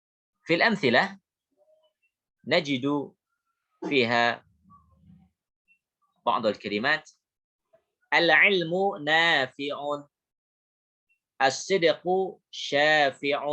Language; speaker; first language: Arabic; non-native, fluent; Indonesian